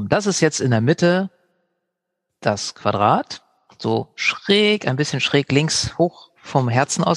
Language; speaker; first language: German; native; German